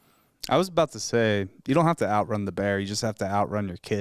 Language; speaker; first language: English; native; English